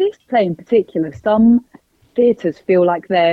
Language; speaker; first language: English; native; English